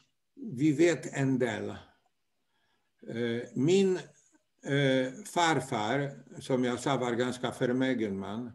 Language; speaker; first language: Swedish; non-native, fluent; Polish